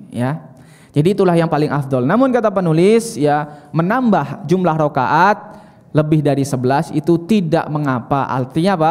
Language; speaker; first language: Indonesian; native; Indonesian